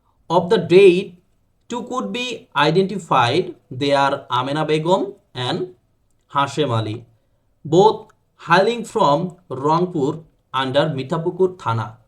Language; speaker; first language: English; non-native, local second language; Bangla